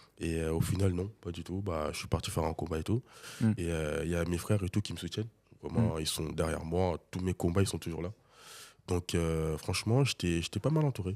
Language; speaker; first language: French; early bilingual, other home language; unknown